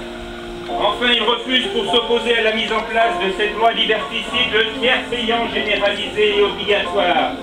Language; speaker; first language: French; native; French